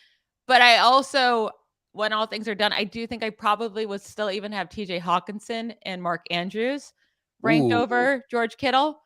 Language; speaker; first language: English; native; English